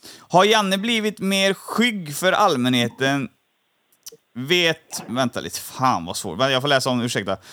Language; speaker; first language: Swedish; native; Swedish